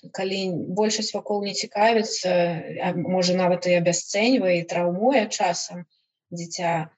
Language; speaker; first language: Belarusian; non-native, local second language; Russian